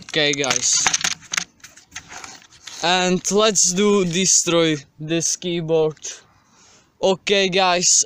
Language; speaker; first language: English; non-native, learner; Czech